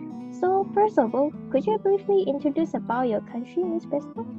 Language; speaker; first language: English; non-native, fluent; Japanese